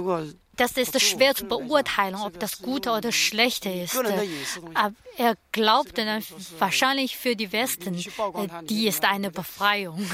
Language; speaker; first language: German; non-native, learner; Chinese